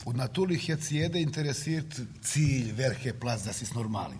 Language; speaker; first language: German; non-native, learner; Serbian